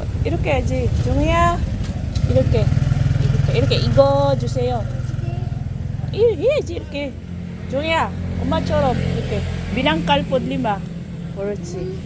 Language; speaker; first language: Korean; non-native, learner; Cebuano